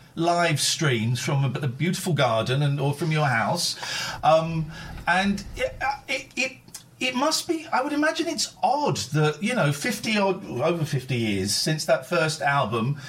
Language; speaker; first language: English; native; English